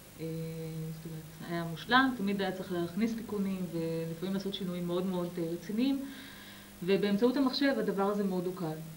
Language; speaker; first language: Hebrew; native; Hebrew